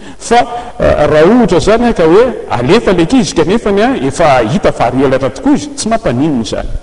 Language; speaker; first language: Malagasy; native; Malagasy